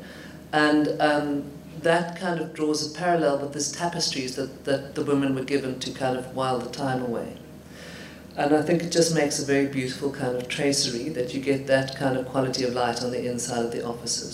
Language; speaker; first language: English; native; English